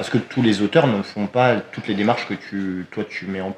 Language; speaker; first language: French; native; French